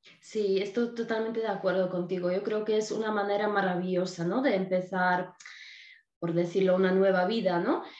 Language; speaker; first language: Spanish; non-native, fluent; Polish